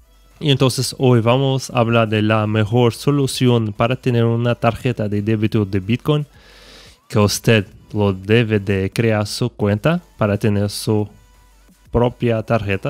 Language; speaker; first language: Spanish; non-native, fluent; Portuguese